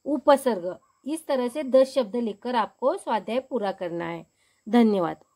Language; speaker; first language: Hindi; non-native, local second language; Marathi